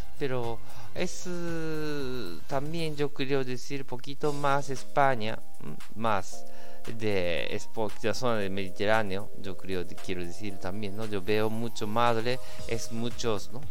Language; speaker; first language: Spanish; non-native, learner; Japanese